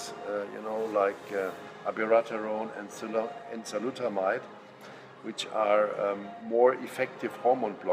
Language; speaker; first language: English; non-native, fluent; German